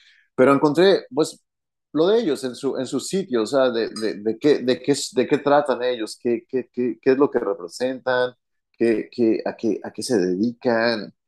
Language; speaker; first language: Spanish; early bilingual, heritage; Spanish